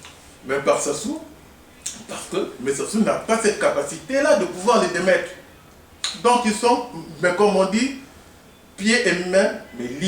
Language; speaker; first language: French; non-native, local second language; Lingala